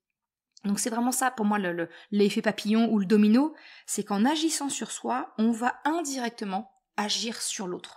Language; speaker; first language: French; native; French